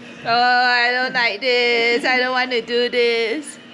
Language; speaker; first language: English; non-native, fluent; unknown